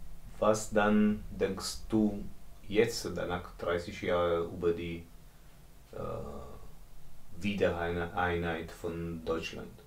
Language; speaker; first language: German; non-native, learner; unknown